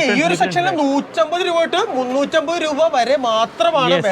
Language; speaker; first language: Malayalam; native; Malayalam